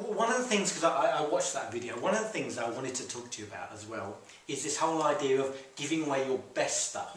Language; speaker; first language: English; native; English